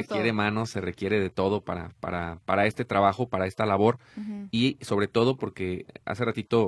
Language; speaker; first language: Spanish; native; Spanish